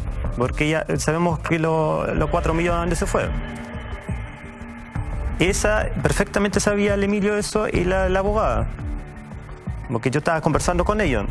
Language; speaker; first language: Spanish; native; Spanish